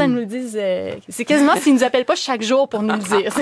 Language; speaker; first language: French; native; French